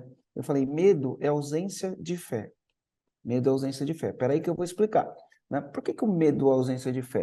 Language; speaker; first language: Portuguese; native; Portuguese